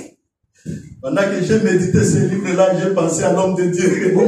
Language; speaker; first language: French; non-native, local second language; Lingala